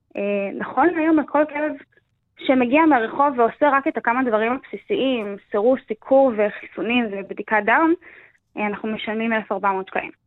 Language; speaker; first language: Hebrew; native; Hebrew